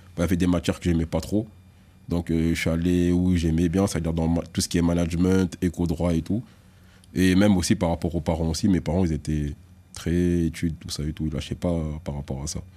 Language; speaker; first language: French; early bilingual, other home language; Lingala